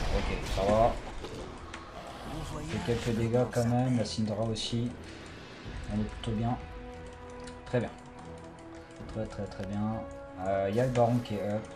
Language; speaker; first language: French; native; French